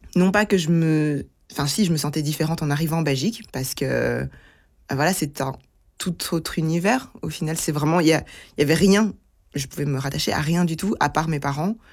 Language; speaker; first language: French; early bilingual, other home language; Lingala